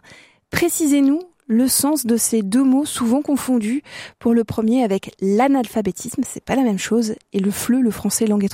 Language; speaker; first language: French; native; French